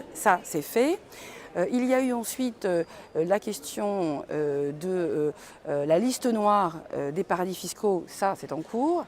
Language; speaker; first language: French; native; French